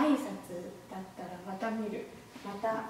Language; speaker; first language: Japanese; non-native, fluent; Chinese